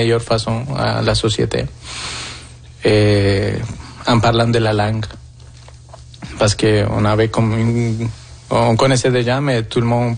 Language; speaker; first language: French; non-native, fluent; Spanish